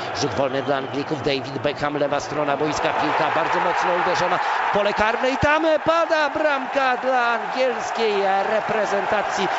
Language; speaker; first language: Polish; native; Polish